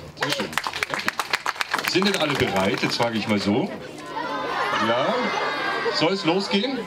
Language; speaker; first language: German; native; German